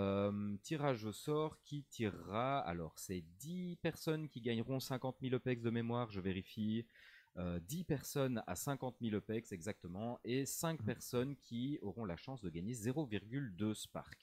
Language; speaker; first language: French; native; French